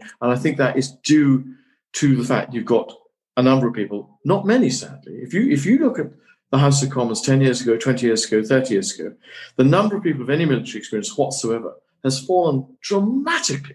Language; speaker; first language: English; native; English